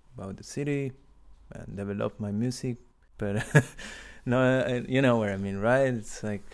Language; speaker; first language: English; non-native, learner; Spanish